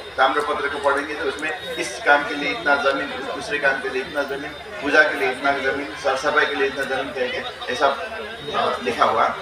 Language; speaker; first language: Hindi; non-native, fluent; Newari